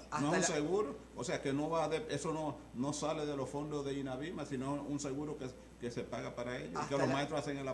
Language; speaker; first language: Spanish; native; Spanish